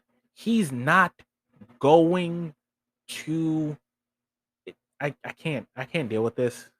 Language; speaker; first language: English; native; English